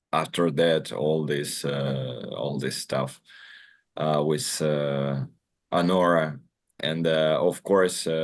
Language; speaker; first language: English; non-native, learner; Russian